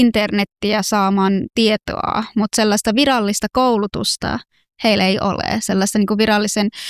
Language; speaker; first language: Finnish; non-native, fluent; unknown